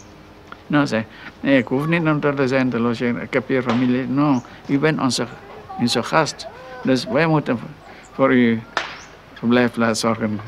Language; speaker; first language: Dutch; non-native, local second language; Minangkabau